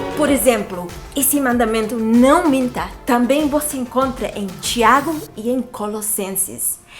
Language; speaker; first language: Portuguese; non-native, fluent; English